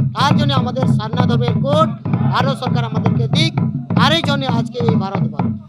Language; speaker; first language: Bangla; non-native, local second language; Santali